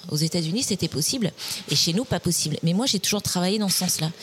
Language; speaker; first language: French; native; French